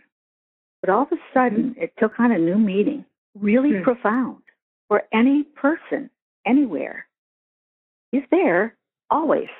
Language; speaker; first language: English; native; English